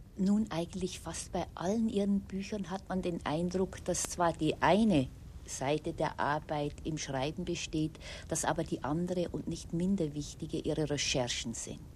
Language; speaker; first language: German; native; German